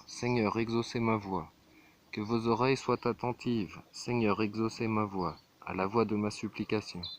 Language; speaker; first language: French; native; French